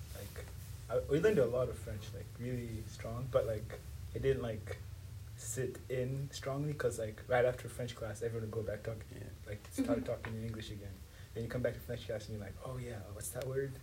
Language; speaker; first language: English; non-native, local second language; Swahili